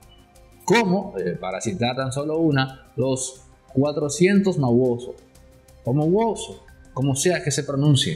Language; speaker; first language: Spanish; native; Spanish